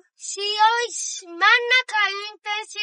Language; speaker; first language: Japanese; non-native, learner; Bangla